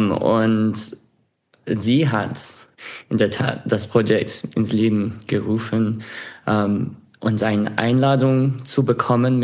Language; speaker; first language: German; non-native, fluent; English